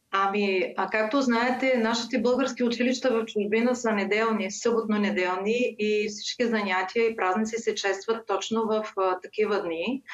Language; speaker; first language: Bulgarian; native; Bulgarian